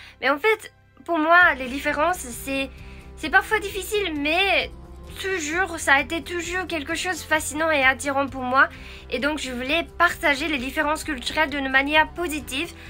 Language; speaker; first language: French; non-native, fluent; Japanese